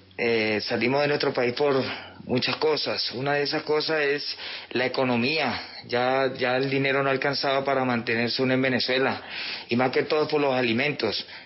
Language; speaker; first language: Spanish; native; Spanish